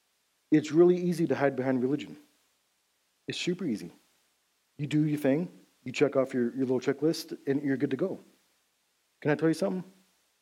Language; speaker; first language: English; native; English